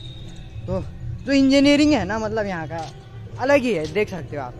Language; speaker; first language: Hindi; non-native, local second language; Nepali